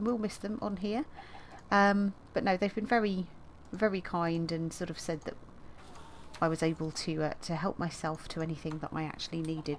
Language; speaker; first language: English; native; English